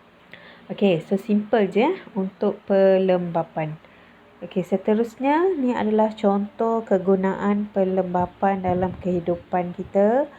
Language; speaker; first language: Malay; native; Malay